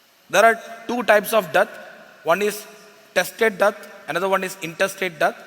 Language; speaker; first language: English; non-native, local second language; Malayalam